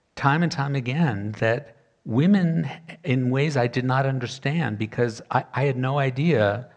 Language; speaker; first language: English; native; English